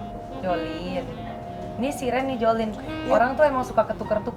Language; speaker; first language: Indonesian; native; Indonesian